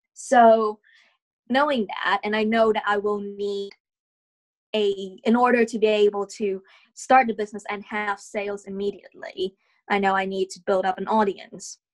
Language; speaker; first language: English; non-native, fluent; Vietnamese